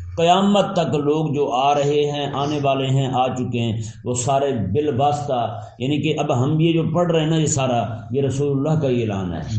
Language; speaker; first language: Urdu; non-native, local second language; Punjabi